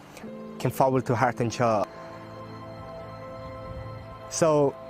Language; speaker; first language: Irish; early bilingual, other home language; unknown